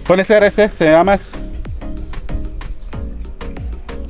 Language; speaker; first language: Spanish; non-native, learner; Filipino